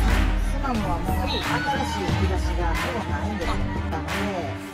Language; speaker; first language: Japanese; native; Japanese